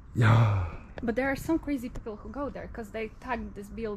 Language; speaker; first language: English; non-native, fluent; Polish